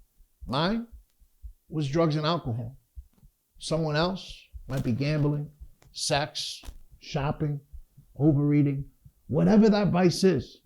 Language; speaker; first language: English; native; English